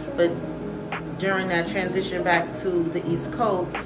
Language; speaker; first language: English; native; English